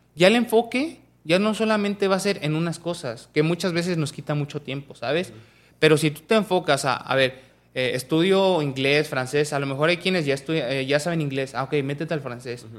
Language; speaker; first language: Spanish; native; Spanish